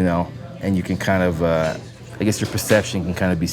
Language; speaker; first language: English; native; English